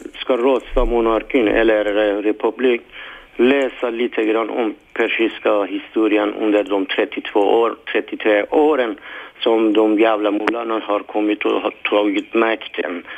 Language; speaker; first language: Swedish; non-native, fluent; Persian